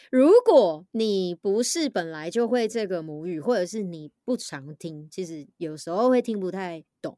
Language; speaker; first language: Chinese; native; Chinese